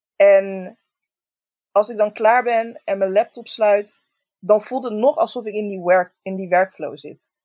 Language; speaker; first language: Dutch; native; Dutch